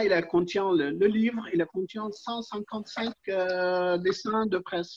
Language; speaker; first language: French; non-native, learner; Arabic